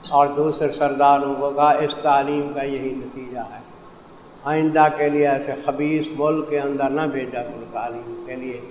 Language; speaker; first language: Urdu; native; Urdu